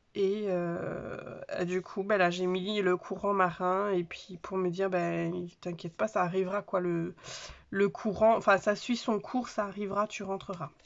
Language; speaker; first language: French; native; French